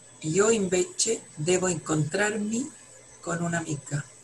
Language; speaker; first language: Italian; non-native, learner; Spanish